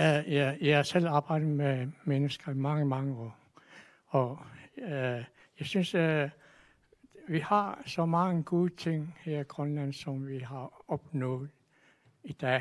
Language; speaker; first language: Danish; non-native, local second language; Kalaallisut